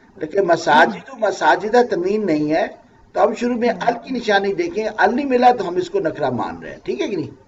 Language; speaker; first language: Urdu; native; Urdu